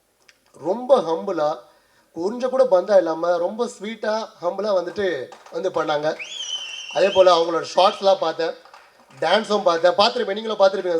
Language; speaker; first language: Tamil; native; Tamil